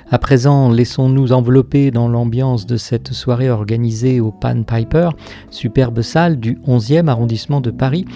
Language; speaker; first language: French; native; French